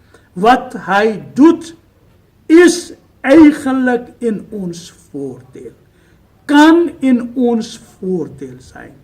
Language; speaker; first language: Dutch; non-native, fluent; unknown